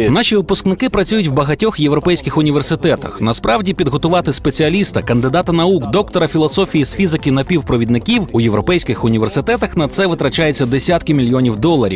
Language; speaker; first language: Ukrainian; native; Ukrainian